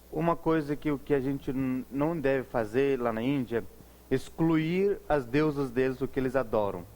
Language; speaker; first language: Portuguese; non-native, fluent; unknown